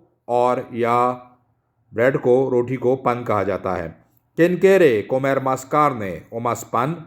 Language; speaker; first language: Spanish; non-native, learner; Urdu